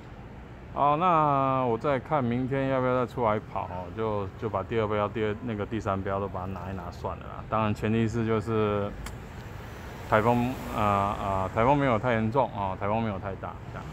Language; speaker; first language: Chinese; native; Chinese